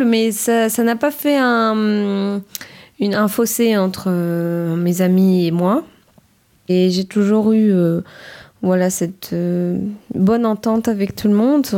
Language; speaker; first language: French; early bilingual, other home language; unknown